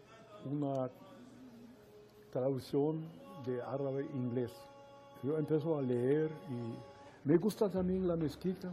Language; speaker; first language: Spanish; non-native, fluent; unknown